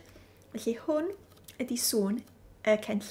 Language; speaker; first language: Welsh; native; Welsh